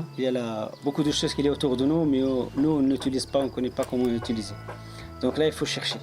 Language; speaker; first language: French; non-native, local second language; Tachelhit